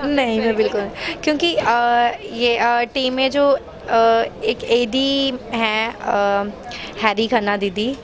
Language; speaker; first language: Hindi; native; Hindi